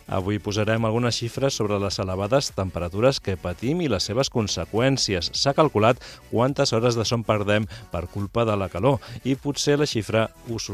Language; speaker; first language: Catalan; native; Catalan